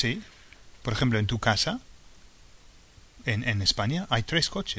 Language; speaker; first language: Spanish; non-native, fluent; English